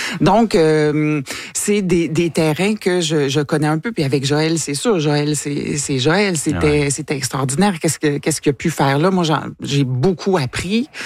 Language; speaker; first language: French; native; French